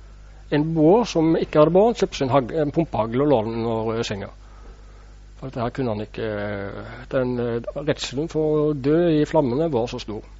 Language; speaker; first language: Norwegian; native; Norwegian